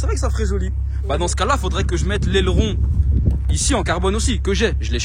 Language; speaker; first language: French; native; French